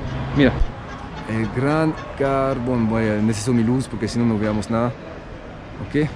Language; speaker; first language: Spanish; non-native, fluent; French